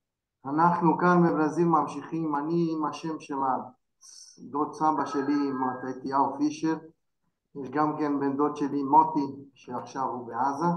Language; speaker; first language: Hebrew; non-native, fluent; Portuguese